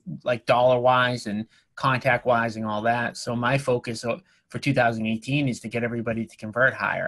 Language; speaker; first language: English; native; English